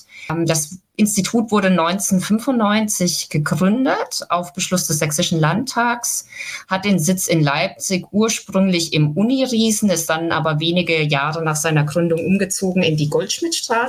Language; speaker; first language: German; native; German